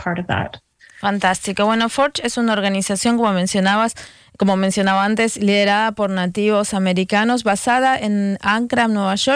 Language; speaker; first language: Spanish; native; Spanish